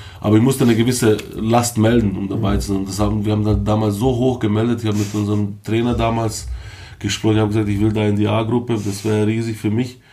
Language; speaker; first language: German; early bilingual, other home language; Bosnian